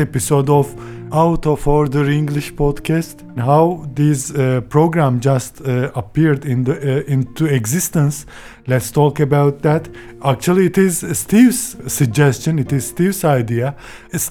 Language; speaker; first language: English; non-native, fluent; Turkish